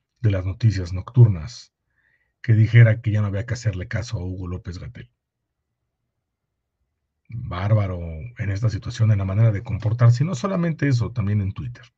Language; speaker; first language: Spanish; native; Spanish